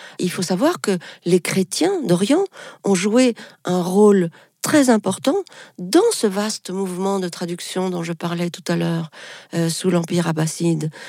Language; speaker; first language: French; non-native, local second language; Arabic